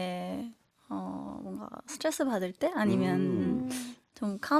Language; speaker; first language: Korean; non-native, fluent; German